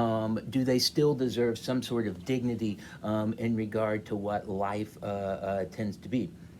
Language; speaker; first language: English; native; English